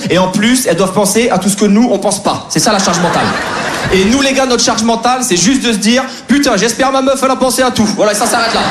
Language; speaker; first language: French; native; French